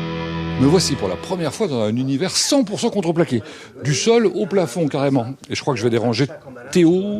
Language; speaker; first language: French; native; French